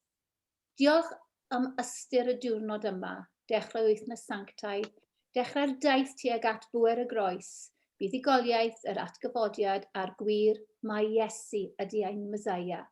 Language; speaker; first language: Welsh; non-native, local second language; English